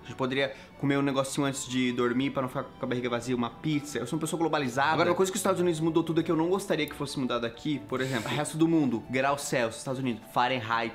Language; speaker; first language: Portuguese; native; Portuguese